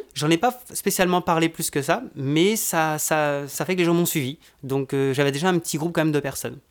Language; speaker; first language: French; native; French